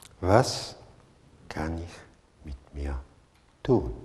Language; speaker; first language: German; non-native, fluent; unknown